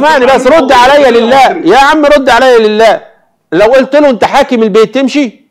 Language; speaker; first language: Arabic; native; Arabic